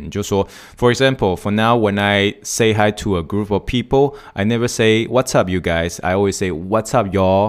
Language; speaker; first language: English; non-native, fluent; Chinese